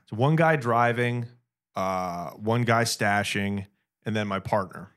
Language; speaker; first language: English; native; English